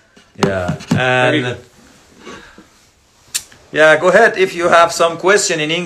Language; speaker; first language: English; non-native, learner; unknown